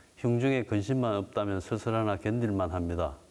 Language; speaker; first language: Korean; native; Korean